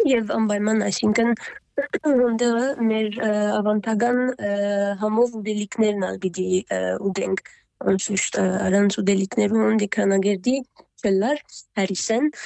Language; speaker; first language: Armenian; early bilingual, heritage; Armenian